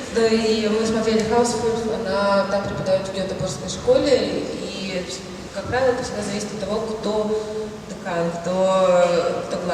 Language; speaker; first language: Russian; native; Russian